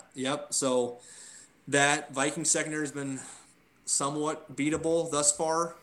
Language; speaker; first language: English; native; English